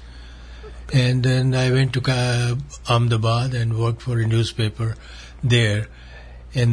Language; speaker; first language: English; non-native, local second language; Gujarati